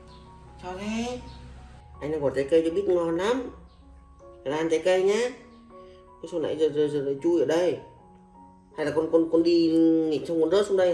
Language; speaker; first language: Vietnamese; native; Vietnamese